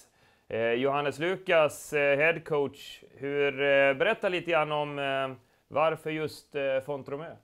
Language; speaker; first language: Swedish; native; Swedish